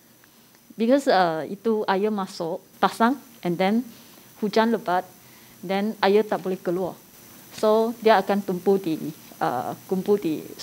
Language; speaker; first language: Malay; non-native, local second language; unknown